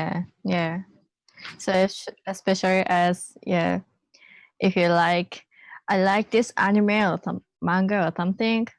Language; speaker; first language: English; non-native, learner; Japanese